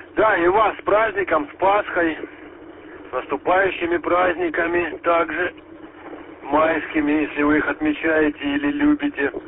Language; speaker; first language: Russian; native; Russian